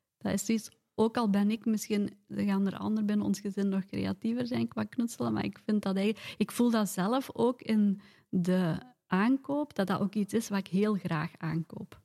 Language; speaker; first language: Dutch; native; Dutch